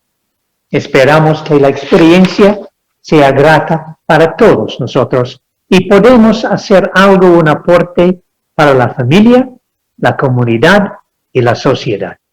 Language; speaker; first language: Spanish; non-native, fluent; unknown